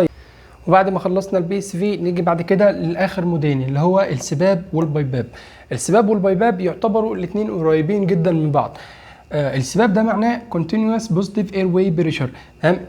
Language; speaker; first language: Arabic; native; Arabic